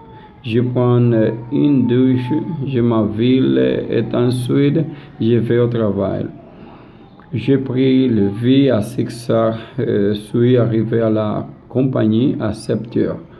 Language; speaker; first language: French; non-native, learner; Spanish